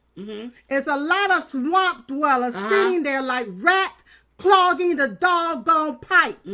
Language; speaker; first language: English; native; English